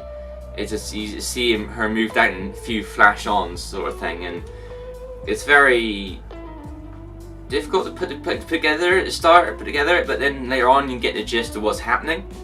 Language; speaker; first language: English; native; English